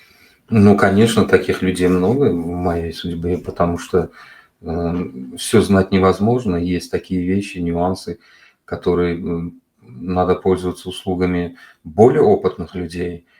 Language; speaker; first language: Russian; non-native, local second language; Uzbek